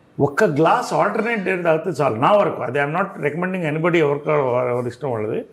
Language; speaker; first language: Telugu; native; Telugu